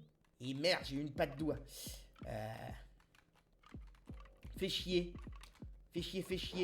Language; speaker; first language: French; native; French